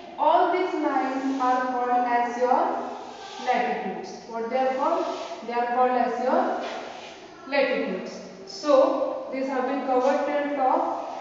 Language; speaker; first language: English; non-native, local second language; Hindi